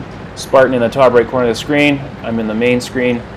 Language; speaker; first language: English; native; English